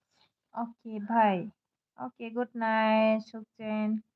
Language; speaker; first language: English; non-native, learner; Kok Borok